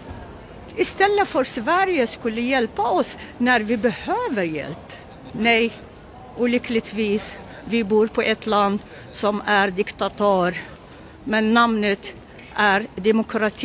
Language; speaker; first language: Swedish; non-native, local second language; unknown